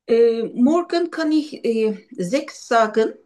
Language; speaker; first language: German; non-native, learner; Turkish